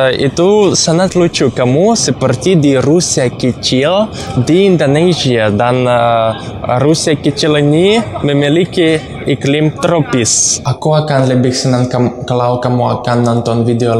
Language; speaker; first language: Indonesian; non-native, learner; Russian